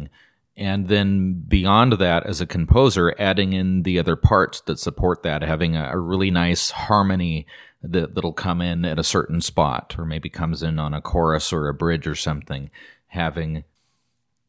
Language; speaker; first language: English; native; English